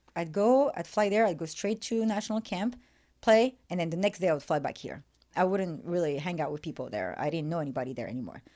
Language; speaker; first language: English; non-native, fluent; French